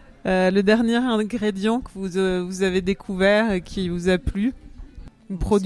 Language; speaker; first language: French; native; French